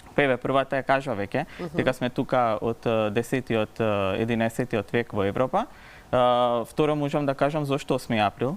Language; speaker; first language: Macedonian; non-native, local second language; Romany